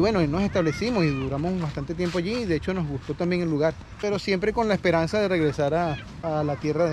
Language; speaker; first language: Spanish; native; Spanish